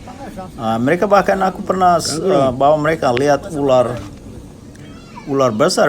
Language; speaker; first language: Indonesian; non-native, local second language; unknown